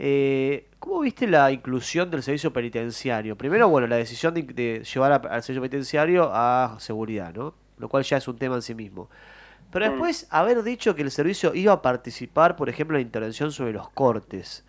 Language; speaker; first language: Spanish; native; Spanish